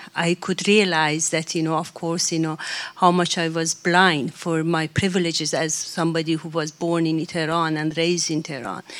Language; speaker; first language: English; non-native, fluent; Persian